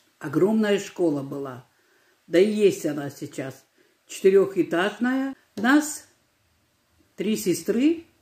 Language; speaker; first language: Russian; non-native, local second language; Georgian